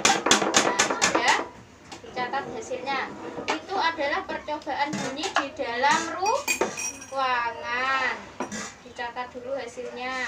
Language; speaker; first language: Indonesian; native; Indonesian